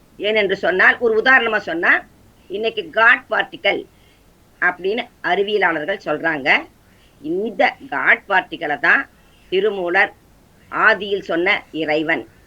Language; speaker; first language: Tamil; non-native, local second language; Kannada